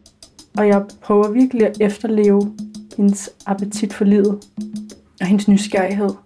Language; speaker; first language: Danish; early bilingual, other home language; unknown